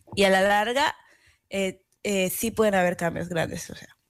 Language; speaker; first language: Spanish; native; Spanish